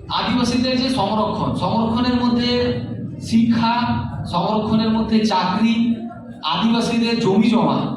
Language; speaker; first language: Bangla; native; Bangla